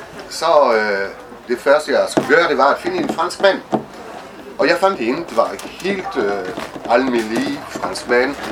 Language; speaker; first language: Danish; non-native, fluent; French